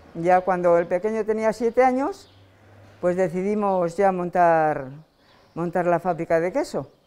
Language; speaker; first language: Spanish; native; Spanish